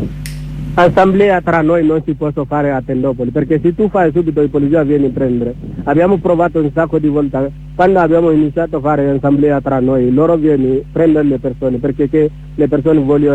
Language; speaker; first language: Italian; non-native, learner; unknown